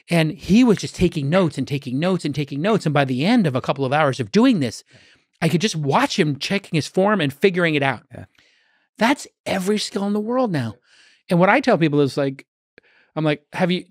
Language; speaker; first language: English; native; English